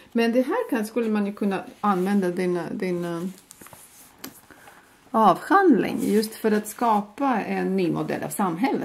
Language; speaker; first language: Swedish; non-native, fluent; Latvian